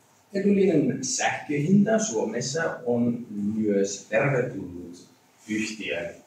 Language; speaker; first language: Finnish; non-native, learner; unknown